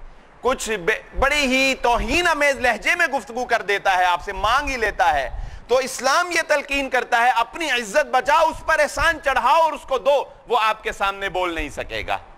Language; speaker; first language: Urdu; non-native, local second language; Punjabi